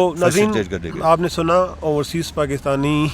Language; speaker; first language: Urdu; native; Urdu